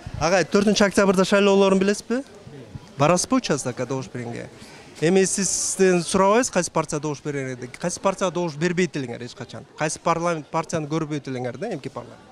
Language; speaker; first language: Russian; non-native, local second language; Kyrgyz